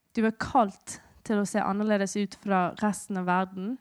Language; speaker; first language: Norwegian; non-native, fluent; English